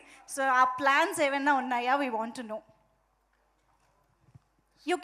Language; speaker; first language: Telugu; native; Telugu